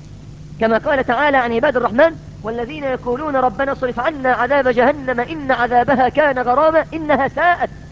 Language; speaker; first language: Arabic; native; Arabic